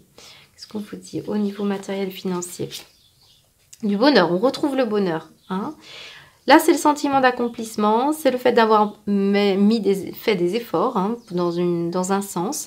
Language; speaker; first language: French; native; French